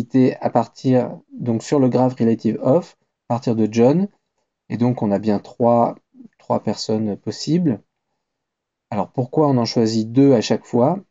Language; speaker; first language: French; native; French